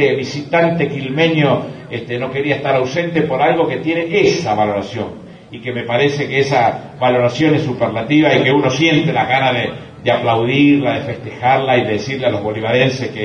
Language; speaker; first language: Spanish; native; Spanish